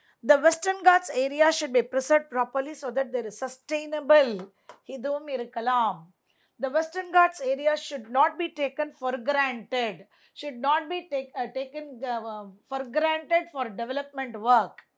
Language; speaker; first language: English; non-native, local second language; Tamil